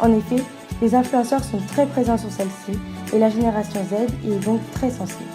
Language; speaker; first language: French; native; French